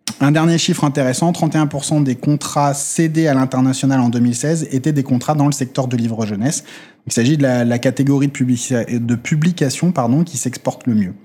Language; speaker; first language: French; native; French